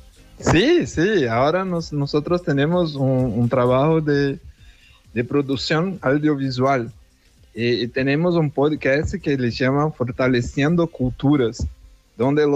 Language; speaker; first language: Spanish; non-native, fluent; Portuguese